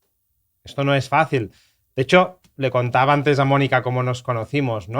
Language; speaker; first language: Spanish; native; Spanish